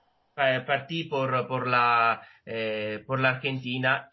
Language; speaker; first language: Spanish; non-native, learner; Italian